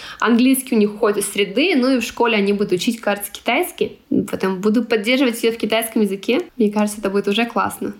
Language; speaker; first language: Russian; non-native, local second language; Tatar